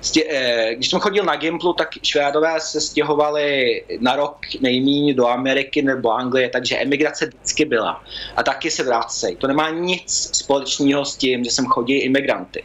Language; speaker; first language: Czech; early bilingual, heritage; Czech